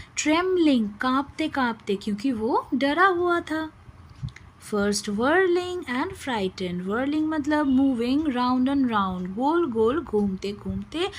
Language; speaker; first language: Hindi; non-native, local second language; Bangla